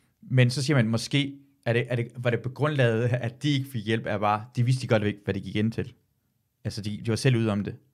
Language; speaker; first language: Danish; early bilingual, other home language; Persian